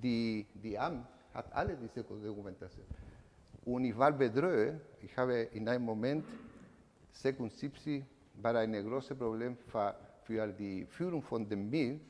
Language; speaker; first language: German; non-native, learner; Spanish